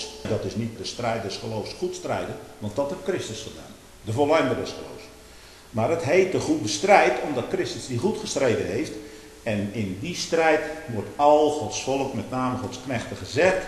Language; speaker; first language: Dutch; native; Dutch